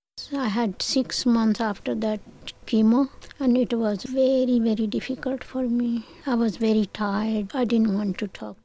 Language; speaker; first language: English; non-native, learner; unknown